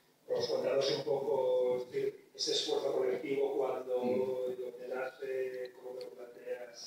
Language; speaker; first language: Spanish; native; Spanish